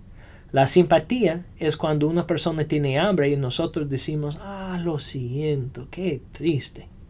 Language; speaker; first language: Spanish; non-native, fluent; English